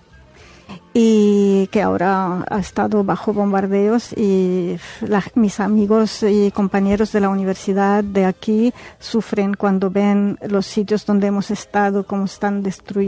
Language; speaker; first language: Spanish; non-native, fluent; Arabic